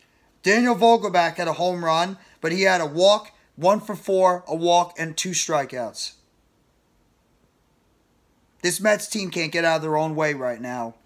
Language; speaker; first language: English; native; English